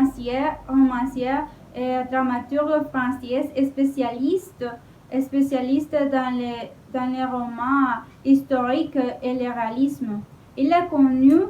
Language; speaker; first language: French; non-native, learner; Spanish